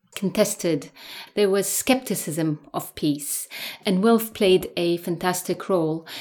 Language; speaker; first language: English; non-native, fluent; Arabic